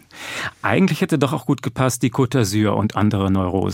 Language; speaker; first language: German; native; German